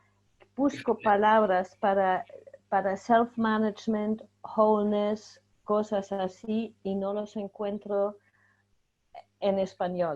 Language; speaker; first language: Spanish; non-native, fluent; German